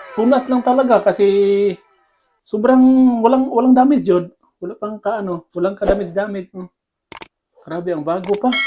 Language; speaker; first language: Filipino; native; Filipino